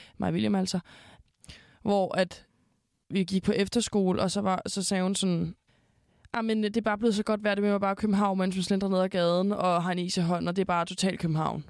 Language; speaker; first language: Danish; native; Danish